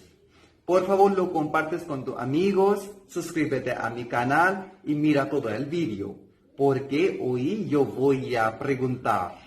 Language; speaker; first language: Spanish; non-native, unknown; Hindi